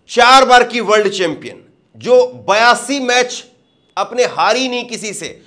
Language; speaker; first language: Hindi; native; Hindi